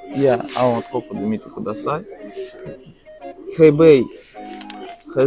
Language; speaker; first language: Japanese; non-native, learner; Russian